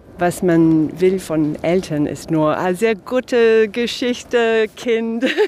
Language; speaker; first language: German; non-native, fluent; English